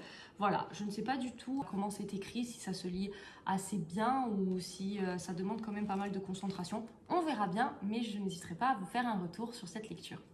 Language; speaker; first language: French; native; French